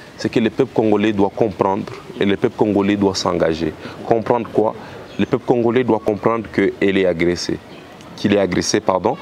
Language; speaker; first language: French; non-native, local second language; Swahili